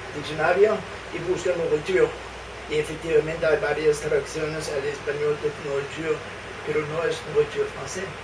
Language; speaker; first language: Spanish; non-native, fluent; Danish